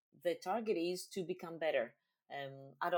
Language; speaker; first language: English; non-native, fluent; Greek